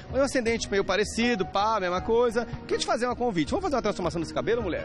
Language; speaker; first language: Portuguese; native; Portuguese